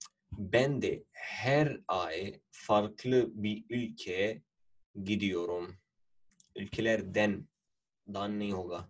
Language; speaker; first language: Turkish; non-native, fluent; Urdu